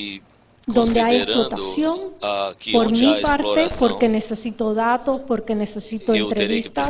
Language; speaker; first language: Spanish; non-native, fluent; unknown